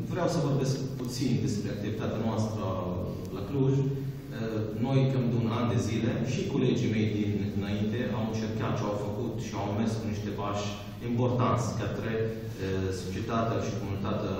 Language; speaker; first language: Romanian; non-native, fluent; Arabic